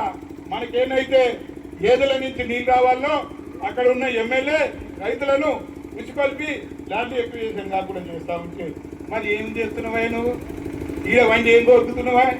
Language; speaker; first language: Telugu; native; Telugu